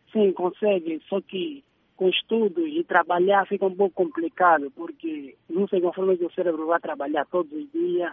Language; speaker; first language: Portuguese; native; Portuguese